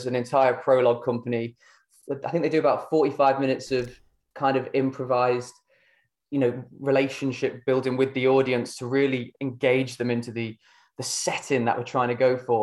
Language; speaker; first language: English; native; English